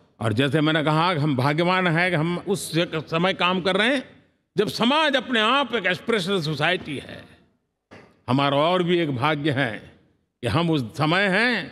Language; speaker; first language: Hindi; non-native, local second language; Gujarati